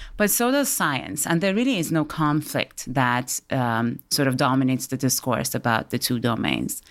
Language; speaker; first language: English; early bilingual, other home language; Persian